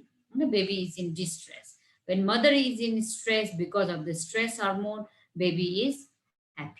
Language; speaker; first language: English; non-native, local second language; Nepali